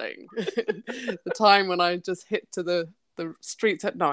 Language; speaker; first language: English; native; English